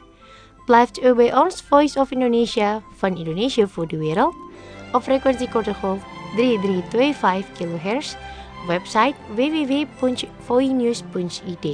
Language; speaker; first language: Dutch; non-native, fluent; Indonesian